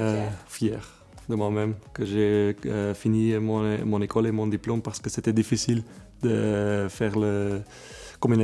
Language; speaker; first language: French; non-native, local second language; Dutch